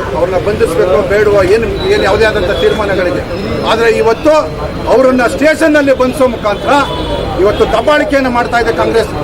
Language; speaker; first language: Kannada; native; Kannada